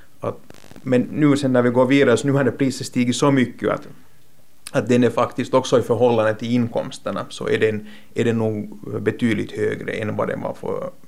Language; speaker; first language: Swedish; native; Swedish